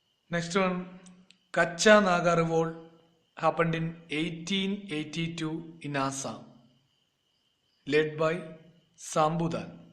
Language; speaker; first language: English; non-native, local second language; Malayalam